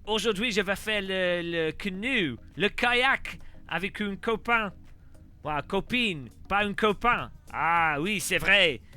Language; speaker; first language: French; non-native, learner; English